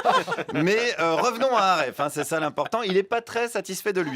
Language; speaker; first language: French; native; French